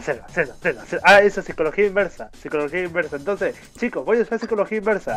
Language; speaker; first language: Spanish; native; Spanish